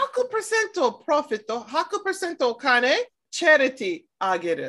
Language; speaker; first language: Japanese; non-native, learner; English